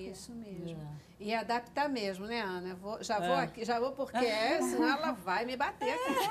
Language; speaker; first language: Portuguese; native; Portuguese